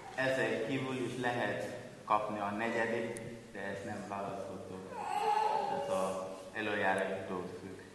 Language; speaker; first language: Hungarian; non-native, learner; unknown